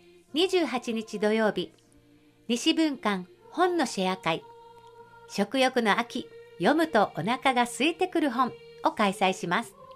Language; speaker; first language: Japanese; native; Japanese